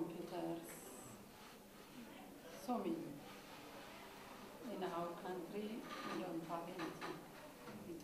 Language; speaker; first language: English; non-native, learner; Amharic